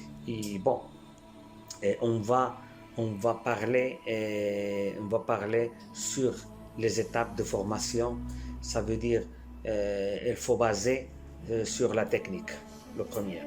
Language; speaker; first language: French; non-native, fluent; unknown